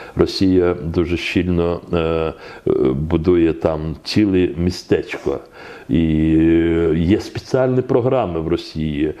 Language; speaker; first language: Ukrainian; non-native, local second language; Crimean Tatar